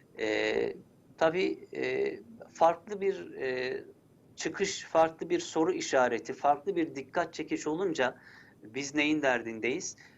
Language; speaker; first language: Turkish; early bilingual, heritage; Turkish